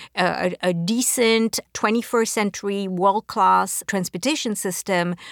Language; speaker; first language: English; non-native, fluent; French